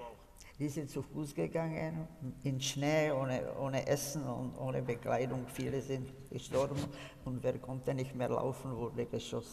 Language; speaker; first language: German; non-native, fluent; Czech